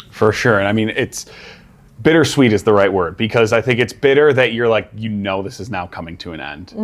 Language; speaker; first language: English; native; English